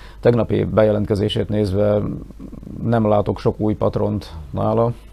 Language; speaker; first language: Hungarian; native; Hungarian